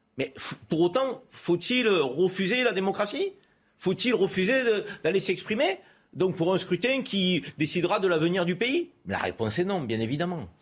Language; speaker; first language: French; native; French